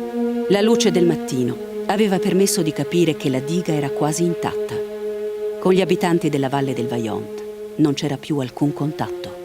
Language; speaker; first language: Italian; native; Italian